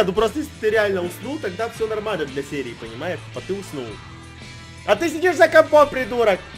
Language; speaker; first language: Russian; native; Russian